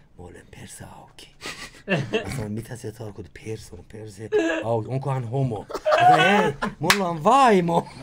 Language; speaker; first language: Finnish; non-native, fluent; Persian